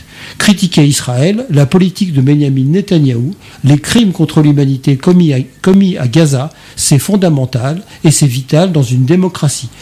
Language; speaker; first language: French; native; French